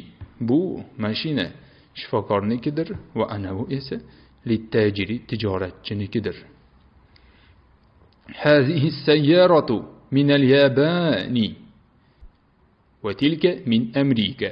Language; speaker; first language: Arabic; non-native, fluent; Uzbek